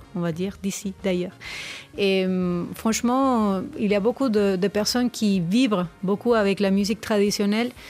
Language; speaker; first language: French; non-native, fluent; Spanish